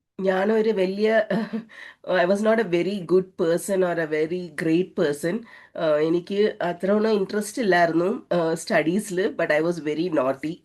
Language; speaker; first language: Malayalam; early bilingual, heritage; Malayalam